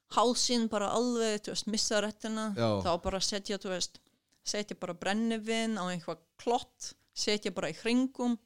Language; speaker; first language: Icelandic; non-native, fluent; Serbian